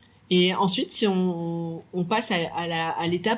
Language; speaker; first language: French; native; French